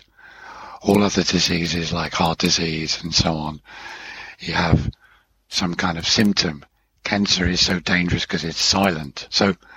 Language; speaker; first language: English; native; English